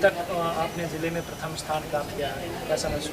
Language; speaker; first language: Hindi; native; Hindi